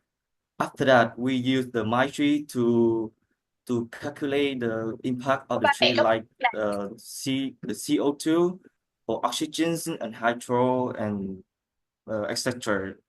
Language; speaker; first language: English; non-native, learner; Vietnamese